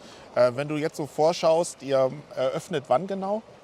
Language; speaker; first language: German; native; German